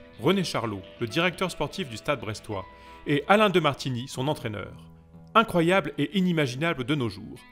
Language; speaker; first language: French; native; French